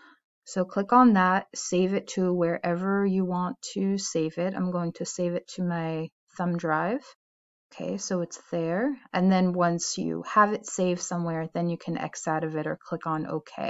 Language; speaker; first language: English; native; English